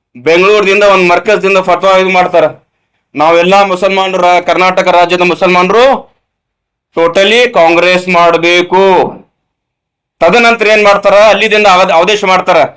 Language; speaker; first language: Kannada; non-native, local second language; Urdu